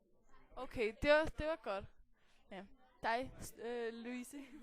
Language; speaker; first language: Danish; native; Danish